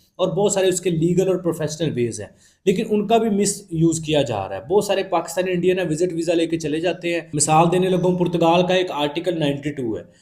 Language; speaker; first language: Urdu; non-native, local second language; Punjabi